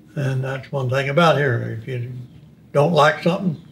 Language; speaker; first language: English; native; English